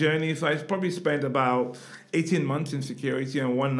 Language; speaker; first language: English; non-native, local second language; Yoruba